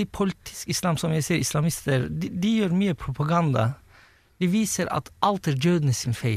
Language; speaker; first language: Norwegian; non-native, fluent; Turkish